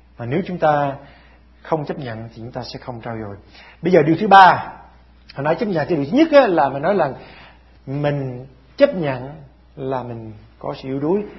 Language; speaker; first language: Vietnamese; early bilingual, heritage; Vietnamese